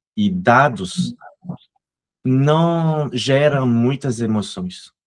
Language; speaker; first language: Portuguese; non-native, fluent; French